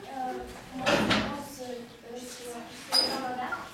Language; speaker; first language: French; non-native, learner; Russian